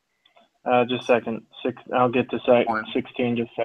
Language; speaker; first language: English; native; English